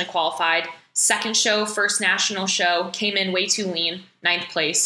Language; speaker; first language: English; native; English